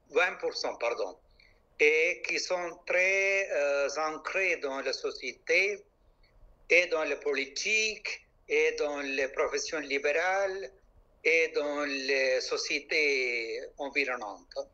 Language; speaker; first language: French; non-native, local second language; Malayalam